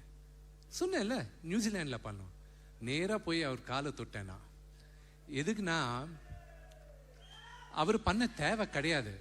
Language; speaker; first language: Tamil; non-native, local second language; Telugu